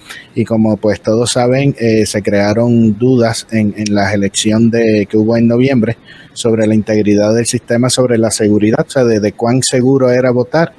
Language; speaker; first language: Spanish; native; Spanish